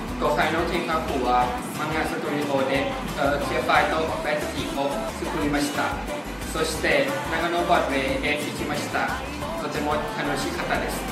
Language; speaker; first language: Japanese; non-native, learner; Thai